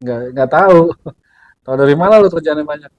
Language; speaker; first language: Indonesian; native; Indonesian